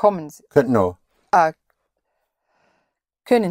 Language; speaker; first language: German; non-native, learner; English